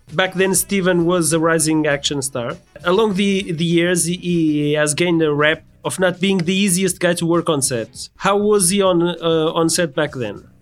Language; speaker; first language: English; non-native, fluent; Portuguese